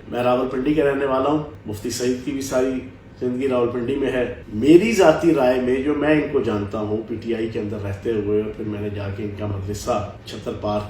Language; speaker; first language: Urdu; native; Urdu